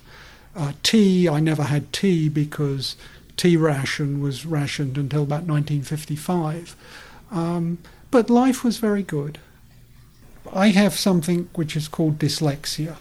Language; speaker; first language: English; native; English